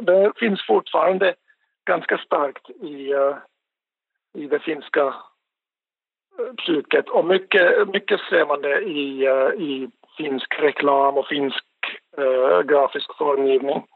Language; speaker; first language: Swedish; non-native, local second language; Finnish